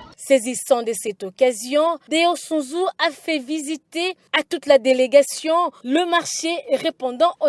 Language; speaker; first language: French; native; French